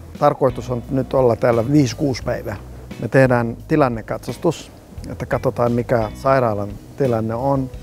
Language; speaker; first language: Finnish; non-native, fluent; Somali